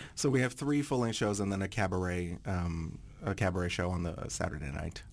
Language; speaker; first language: English; non-native, fluent; French